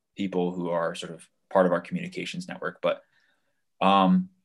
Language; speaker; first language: English; native; English